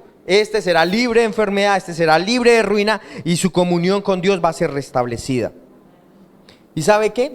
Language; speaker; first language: Spanish; native; Spanish